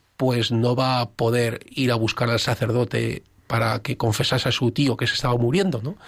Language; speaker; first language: Spanish; native; Spanish